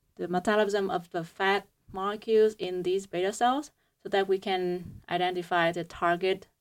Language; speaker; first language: English; non-native, fluent; Vietnamese